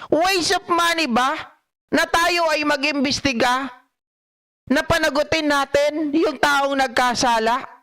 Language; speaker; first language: Filipino; non-native, local second language; Iloko